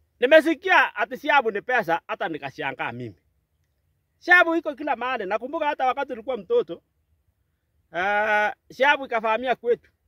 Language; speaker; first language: Swahili; non-native, local second language; Kalenjin